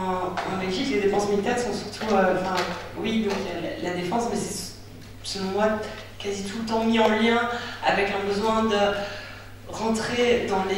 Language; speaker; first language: French; native; French